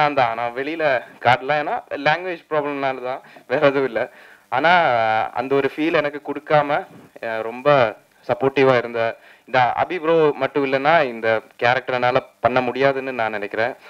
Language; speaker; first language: Tamil; non-native, learner; Malayalam